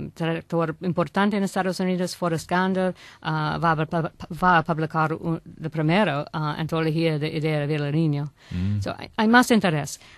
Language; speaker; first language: Spanish; non-native, learner; English